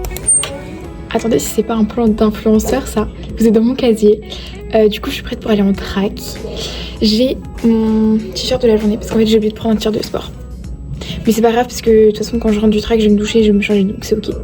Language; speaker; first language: French; native; French